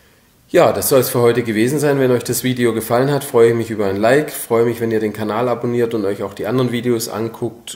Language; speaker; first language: German; native; German